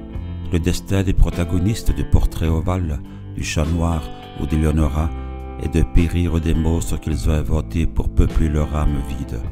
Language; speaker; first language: French; native; French